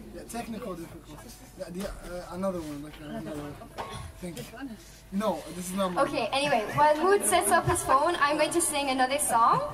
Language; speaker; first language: English; non-native, local second language; Irish